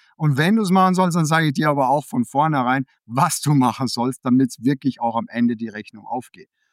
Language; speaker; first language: German; early bilingual, other home language; Danish